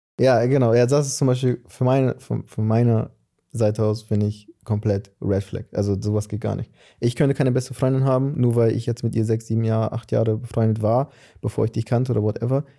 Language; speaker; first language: German; early bilingual, other home language; Portuguese